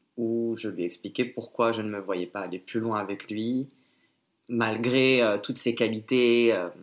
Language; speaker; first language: French; native; French